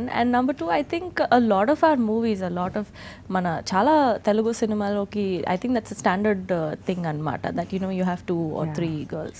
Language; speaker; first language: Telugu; non-native, fluent; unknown